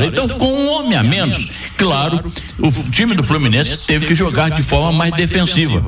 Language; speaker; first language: Portuguese; native; Portuguese